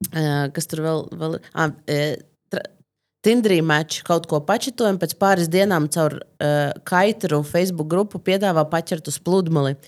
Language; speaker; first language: Latvian; non-native, local second language; Russian